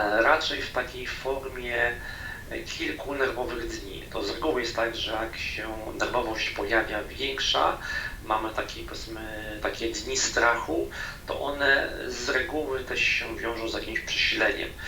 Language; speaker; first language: Polish; native; Polish